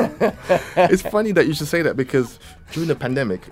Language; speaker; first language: English; native; English